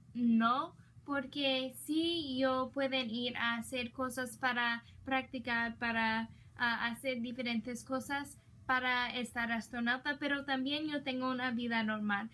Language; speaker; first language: Spanish; non-native, learner; English